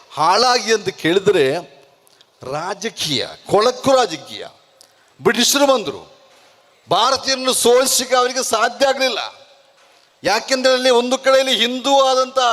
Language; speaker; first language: Kannada; non-native, local second language; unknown